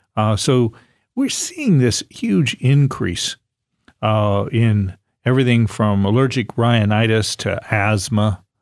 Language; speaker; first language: English; native; English